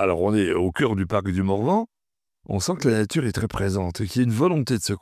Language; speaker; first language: French; native; French